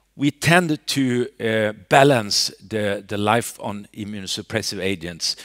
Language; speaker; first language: English; non-native, fluent; Swedish